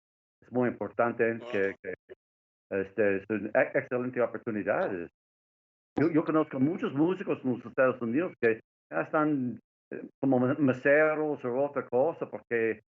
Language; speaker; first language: Spanish; non-native, fluent; English